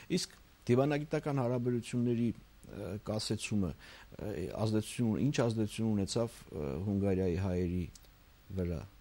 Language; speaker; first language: Armenian; native; Armenian